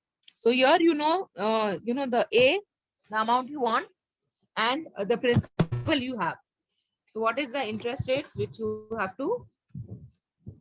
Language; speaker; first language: English; non-native, local second language; Hindi